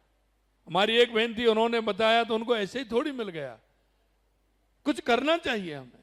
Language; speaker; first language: Hindi; native; Hindi